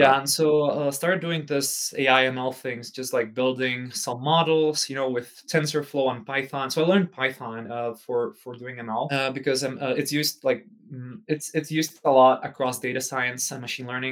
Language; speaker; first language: English; non-native, fluent; Czech